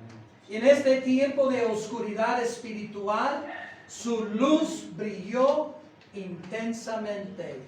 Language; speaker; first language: Spanish; non-native, fluent; English